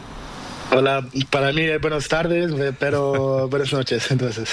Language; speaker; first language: Spanish; non-native, learner; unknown